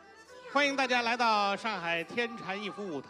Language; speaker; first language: Chinese; native; Chinese